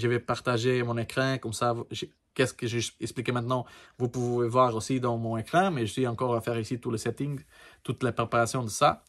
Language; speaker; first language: French; non-native, learner; Portuguese